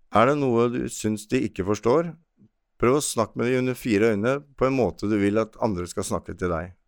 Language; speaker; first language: Norwegian; native; Norwegian